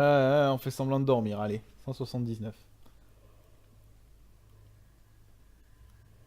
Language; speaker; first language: French; native; French